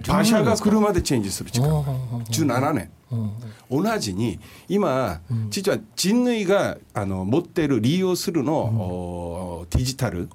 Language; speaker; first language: Japanese; non-native, fluent; Korean